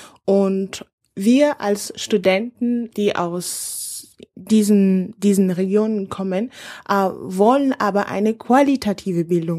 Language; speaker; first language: German; non-native, fluent; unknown